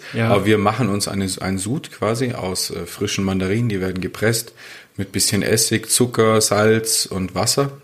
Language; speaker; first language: German; native; German